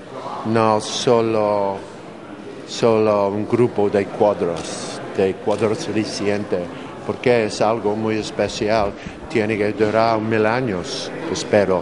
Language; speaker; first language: Spanish; non-native, fluent; English